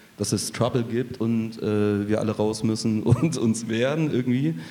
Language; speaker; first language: German; native; German